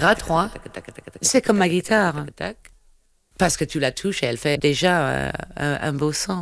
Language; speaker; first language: French; native; French